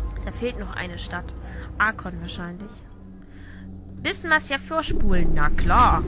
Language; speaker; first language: German; native; German